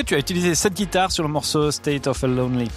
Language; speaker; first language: French; native; French